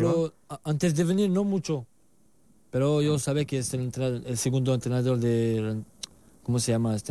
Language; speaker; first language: Spanish; non-native, learner; French